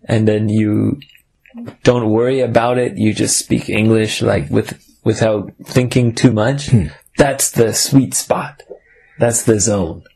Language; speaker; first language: English; native; English